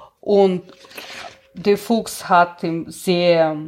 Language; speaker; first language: German; non-native, learner; Russian